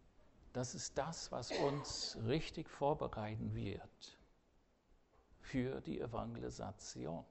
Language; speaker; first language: German; non-native, fluent; English